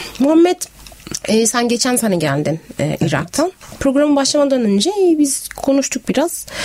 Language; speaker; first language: Turkish; non-native, fluent; Arabic